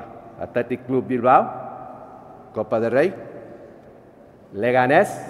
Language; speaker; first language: Spanish; non-native, fluent; English